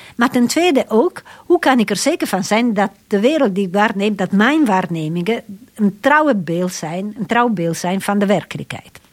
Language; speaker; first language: Dutch; non-native, fluent; Italian